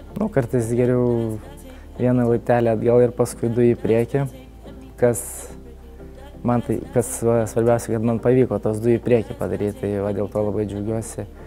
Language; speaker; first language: Lithuanian; native; Lithuanian